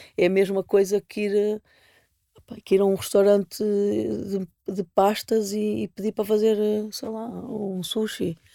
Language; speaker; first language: Portuguese; native; Portuguese